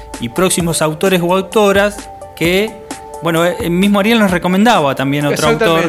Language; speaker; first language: Spanish; native; Spanish